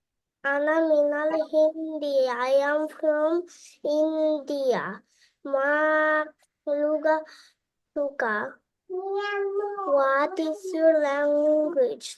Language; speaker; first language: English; non-native, learner; Bangla